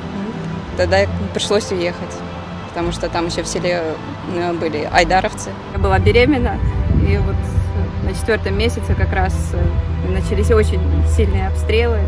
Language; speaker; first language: Russian; native; Russian